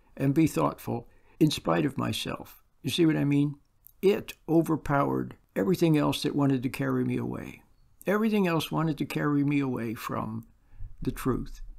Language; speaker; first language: English; native; English